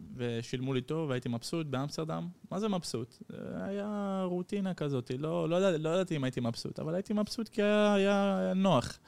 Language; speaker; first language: Hebrew; early bilingual, heritage; Dutch